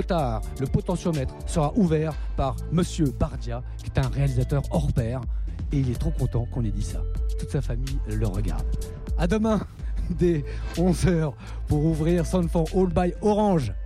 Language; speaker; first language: French; native; French